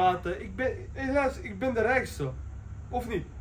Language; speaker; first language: Dutch; early bilingual, other home language; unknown